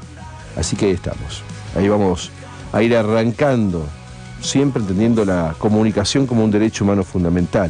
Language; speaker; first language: Spanish; native; Spanish